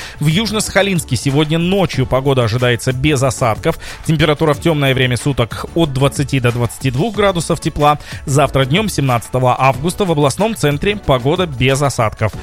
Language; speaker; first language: Russian; native; Russian